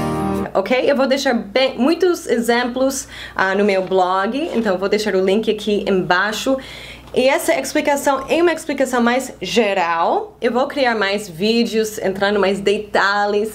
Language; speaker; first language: Portuguese; non-native, fluent; English